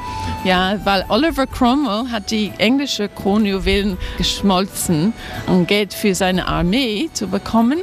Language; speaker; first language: German; non-native, fluent; English